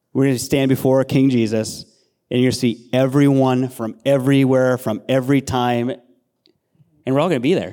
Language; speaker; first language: English; native; English